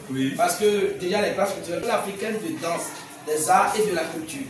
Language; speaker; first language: French; non-native, local second language; Fon